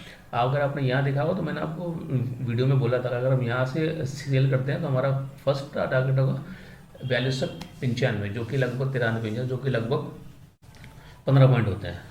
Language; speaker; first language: Hindi; native; Hindi